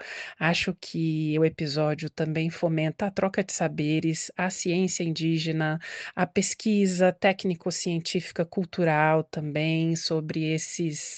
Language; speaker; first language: Portuguese; native; Portuguese